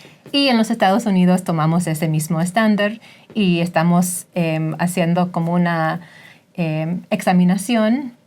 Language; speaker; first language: Spanish; non-native, fluent; English